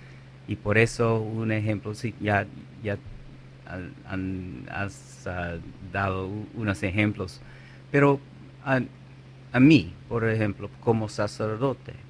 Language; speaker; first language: Spanish; non-native, fluent; English